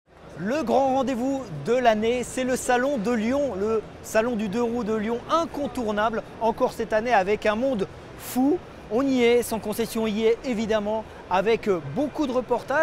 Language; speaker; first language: French; native; French